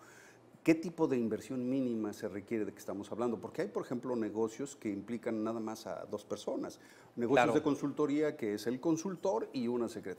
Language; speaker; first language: Spanish; native; Spanish